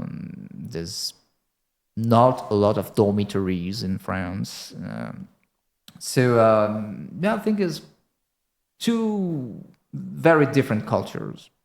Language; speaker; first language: English; non-native, fluent; French